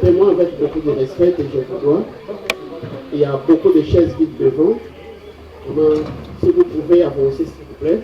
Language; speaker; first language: French; non-native, local second language; Lingala